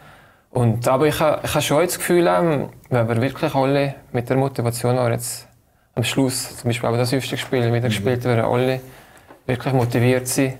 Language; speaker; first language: German; native; German